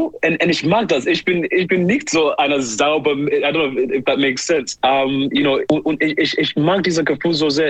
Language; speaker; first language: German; non-native, fluent; English